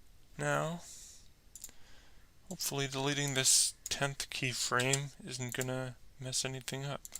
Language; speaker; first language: English; native; English